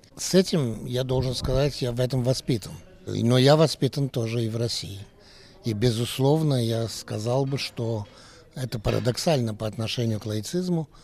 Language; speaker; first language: Russian; early bilingual, heritage; Russian